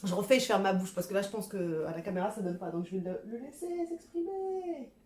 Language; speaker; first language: French; native; French